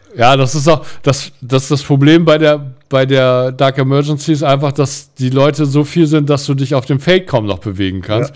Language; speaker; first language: German; native; German